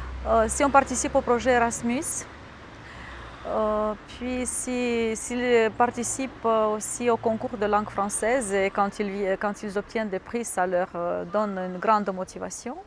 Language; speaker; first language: French; non-native, fluent; Romanian